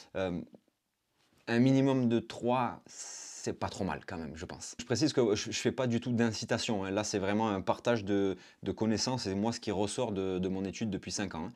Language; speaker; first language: French; native; French